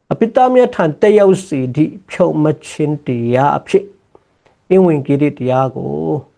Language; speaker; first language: Burmese; non-native, local second language; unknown